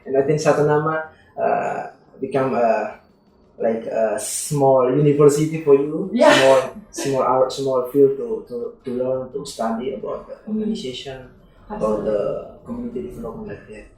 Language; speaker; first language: English; non-native, learner; Indonesian